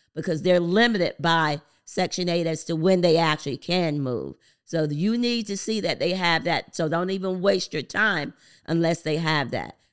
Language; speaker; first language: English; native; English